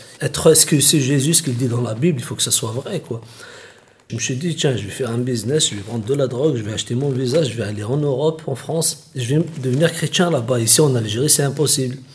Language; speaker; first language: French; non-native, local second language; Kabyle